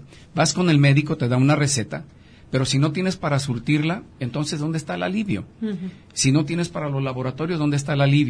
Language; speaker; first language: Spanish; native; Spanish